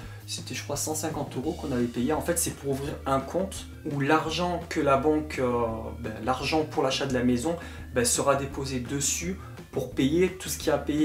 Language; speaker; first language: French; native; French